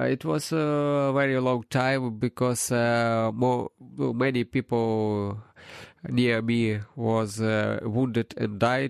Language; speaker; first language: English; non-native, learner; Ukrainian